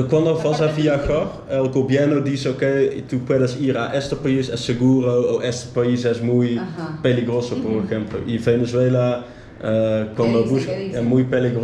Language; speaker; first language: Spanish; non-native, learner; Dutch